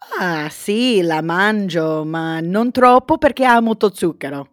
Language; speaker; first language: Italian; non-native, learner; English